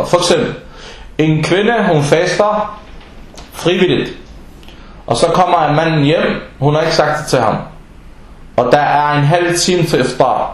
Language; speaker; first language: Danish; non-native, fluent; Arabic